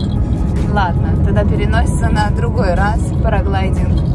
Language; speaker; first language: Russian; native; Russian